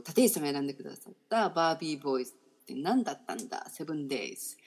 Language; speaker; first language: Japanese; native; Japanese